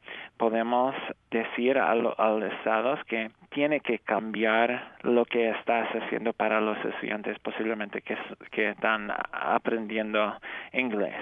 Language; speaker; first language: Spanish; non-native, fluent; English